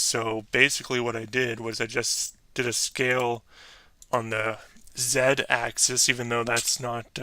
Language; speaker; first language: English; native; English